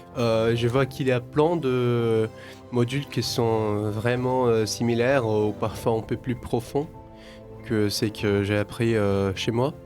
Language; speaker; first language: French; non-native, fluent; Portuguese